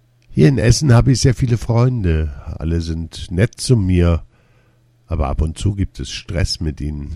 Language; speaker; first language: German; early bilingual, other home language; Turkish